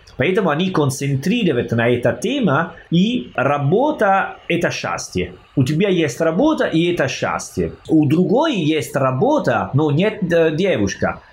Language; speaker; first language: Russian; non-native, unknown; Italian